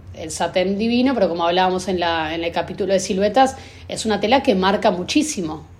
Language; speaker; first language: Spanish; native; Spanish